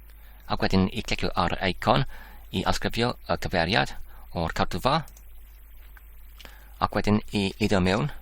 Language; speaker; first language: Welsh; non-native, learner; Polish